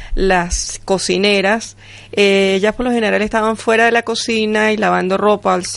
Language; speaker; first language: Spanish; native; Spanish